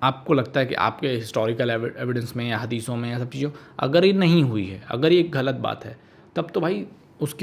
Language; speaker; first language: Hindi; native; Hindi